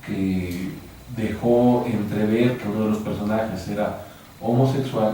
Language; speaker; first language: Spanish; native; Spanish